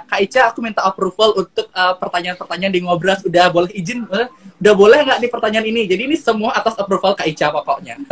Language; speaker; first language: Indonesian; native; Indonesian